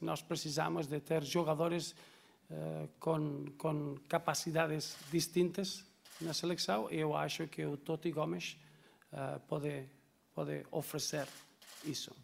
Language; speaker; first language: Portuguese; non-native, learner; Spanish